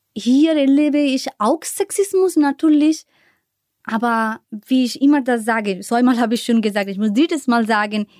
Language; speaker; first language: German; non-native, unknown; Bangla